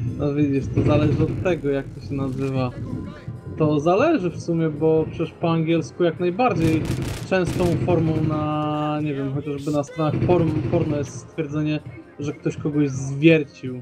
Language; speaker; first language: Polish; native; Polish